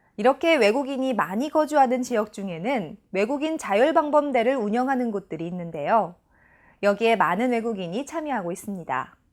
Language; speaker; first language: Korean; native; Korean